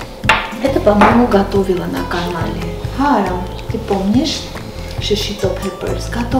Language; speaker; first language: Russian; non-native, fluent; Armenian